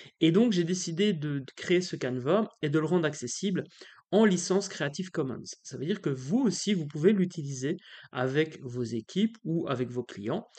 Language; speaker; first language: French; native; French